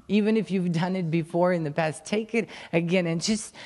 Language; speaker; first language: English; non-native, fluent; Ukrainian